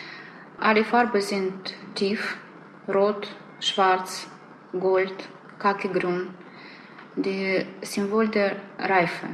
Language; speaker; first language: German; non-native, learner; Russian